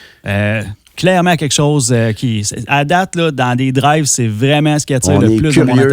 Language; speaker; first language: French; native; French